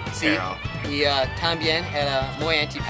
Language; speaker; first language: Spanish; non-native, learner; English